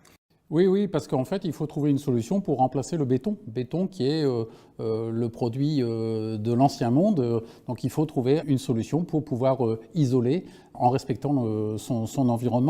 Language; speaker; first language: French; native; French